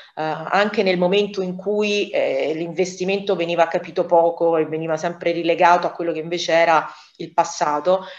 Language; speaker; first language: Italian; native; Italian